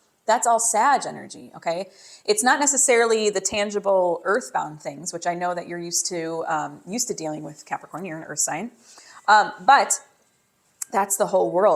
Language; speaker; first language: English; native; English